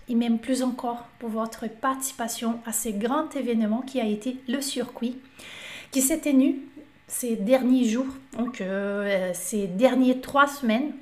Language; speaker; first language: French; non-native, fluent; Portuguese